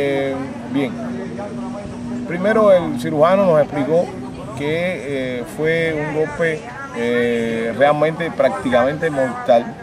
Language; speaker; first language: Spanish; native; Spanish